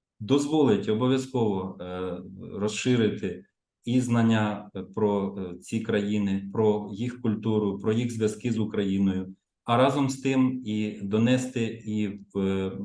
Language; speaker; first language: Ukrainian; native; Ukrainian